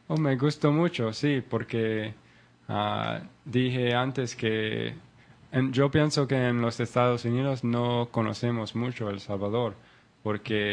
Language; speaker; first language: Spanish; non-native, learner; English